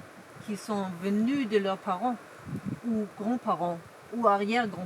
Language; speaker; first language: French; non-native, fluent; German